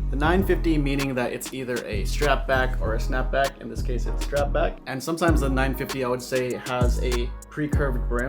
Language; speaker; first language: English; native; English